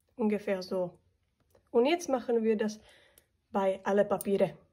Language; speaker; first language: German; non-native, learner; Czech